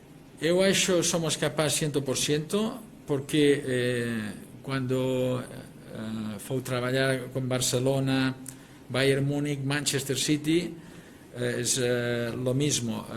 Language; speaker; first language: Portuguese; non-native, learner; Spanish